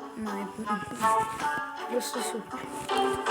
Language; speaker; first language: Polish; native; Polish